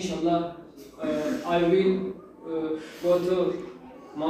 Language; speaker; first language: English; non-native, learner; Turkish